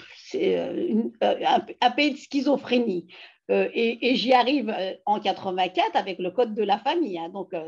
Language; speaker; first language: French; native; French